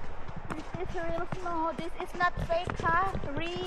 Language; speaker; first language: English; non-native, learner; Filipino